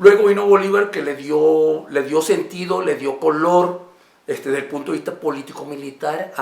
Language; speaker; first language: Spanish; native; Spanish